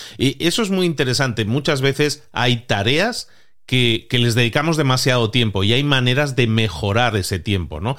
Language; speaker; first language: Spanish; native; Spanish